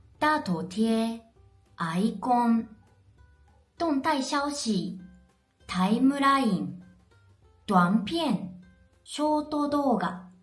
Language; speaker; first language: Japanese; native; Japanese